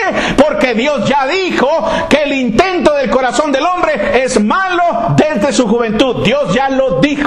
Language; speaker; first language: Spanish; native; Spanish